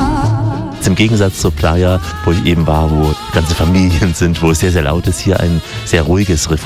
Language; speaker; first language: German; native; German